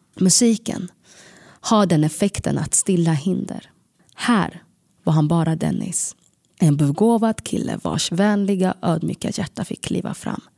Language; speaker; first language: Swedish; early bilingual, other home language; Tigrinya